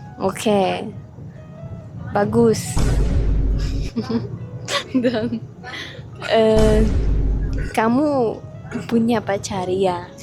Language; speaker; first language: Indonesian; non-native, learner; Czech